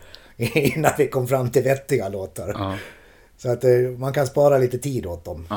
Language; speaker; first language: Swedish; native; Swedish